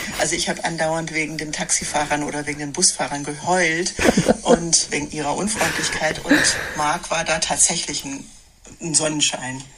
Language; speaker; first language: German; non-native, fluent; English